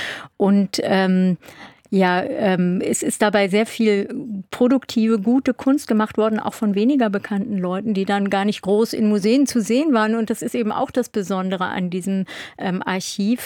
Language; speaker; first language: German; native; German